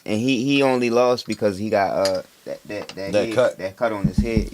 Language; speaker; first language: English; native; English